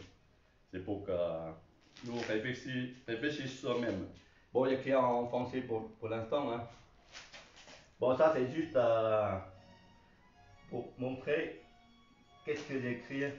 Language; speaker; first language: French; non-native, learner; Chinese